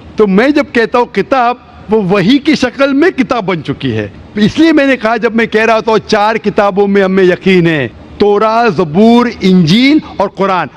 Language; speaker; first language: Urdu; non-native, local second language; Konkani